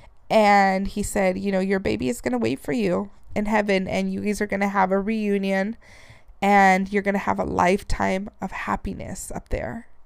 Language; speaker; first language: English; early bilingual, other home language; Spanish